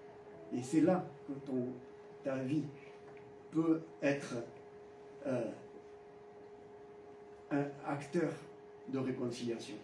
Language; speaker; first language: French; native; French